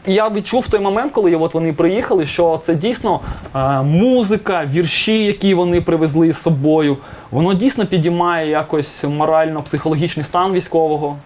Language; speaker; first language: Ukrainian; non-native, local second language; Russian